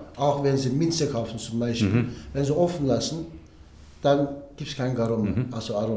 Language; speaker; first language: German; non-native, learner; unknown